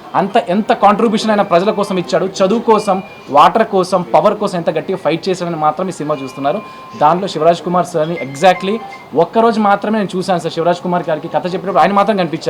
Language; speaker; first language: Telugu; native; Telugu